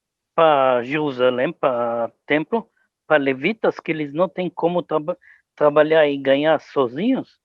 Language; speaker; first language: Portuguese; non-native, learner; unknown